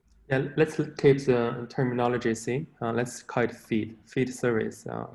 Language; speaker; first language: English; non-native, fluent; Chinese